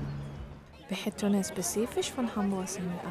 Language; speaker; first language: German; non-native, fluent; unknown